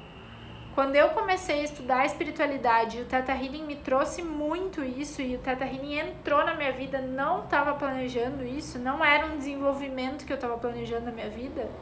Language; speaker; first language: Portuguese; native; Portuguese